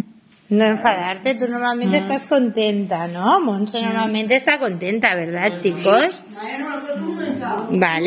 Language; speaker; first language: Spanish; native; Spanish